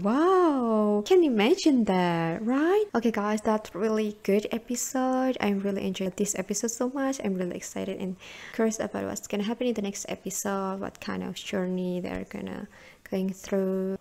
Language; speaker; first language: English; non-native, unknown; Indonesian